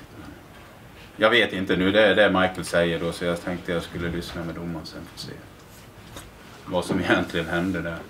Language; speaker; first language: Swedish; native; Swedish